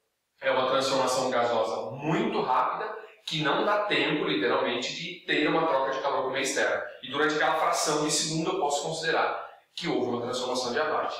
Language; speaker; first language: Portuguese; native; Portuguese